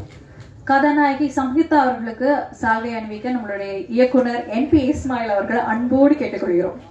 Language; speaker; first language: Tamil; native; Tamil